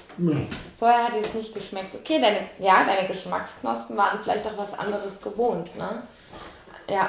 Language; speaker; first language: German; native; German